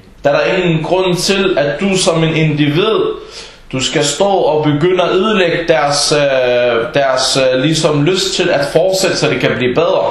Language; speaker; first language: Danish; non-native, fluent; Arabic